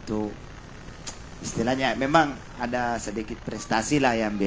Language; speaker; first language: Indonesian; native; Indonesian